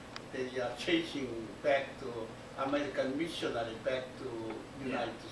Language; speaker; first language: English; non-native, learner; Korean